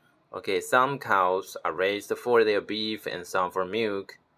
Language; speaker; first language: English; non-native, fluent; Chinese